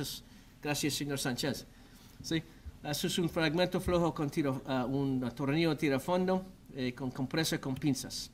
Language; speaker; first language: Spanish; non-native, learner; English